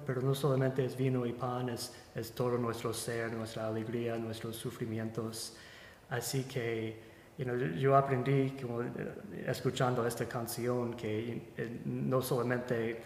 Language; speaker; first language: Spanish; non-native, fluent; English